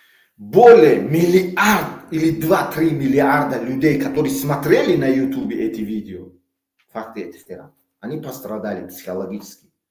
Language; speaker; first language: Russian; non-native, local second language; Tajik